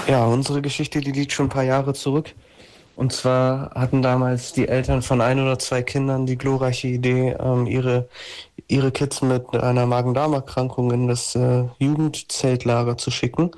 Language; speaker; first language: German; native; German